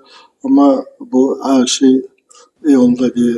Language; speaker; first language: Turkish; non-native, learner; Kazakh